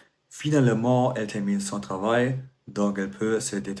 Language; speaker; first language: French; non-native, fluent; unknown